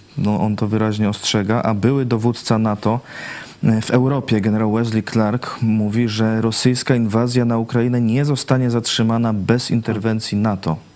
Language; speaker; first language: Polish; native; Polish